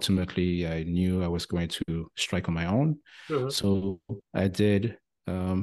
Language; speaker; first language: English; non-native, fluent; French